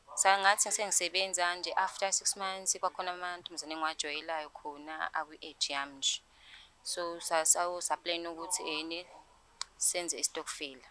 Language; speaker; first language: Zulu; native; Zulu